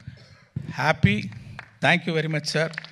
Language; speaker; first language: Telugu; non-native, local second language; Tamil